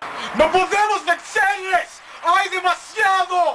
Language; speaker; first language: Spanish; non-native, learner; English